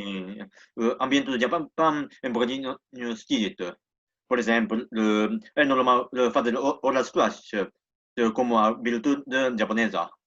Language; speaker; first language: Portuguese; non-native, learner; Japanese